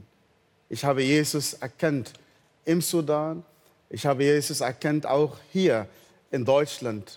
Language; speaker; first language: German; non-native, fluent; Arabic